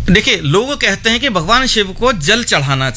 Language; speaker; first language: Hindi; native; Hindi